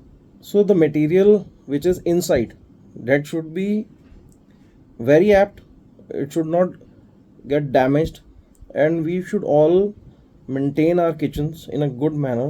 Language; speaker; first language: English; non-native, local second language; Hindi